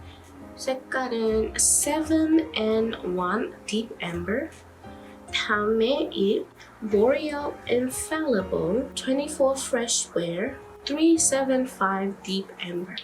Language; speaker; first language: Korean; non-native, learner; English